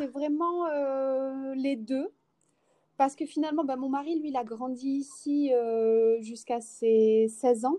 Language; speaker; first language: French; native; French